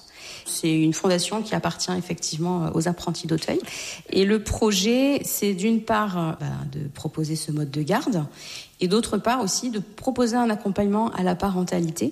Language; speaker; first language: French; native; French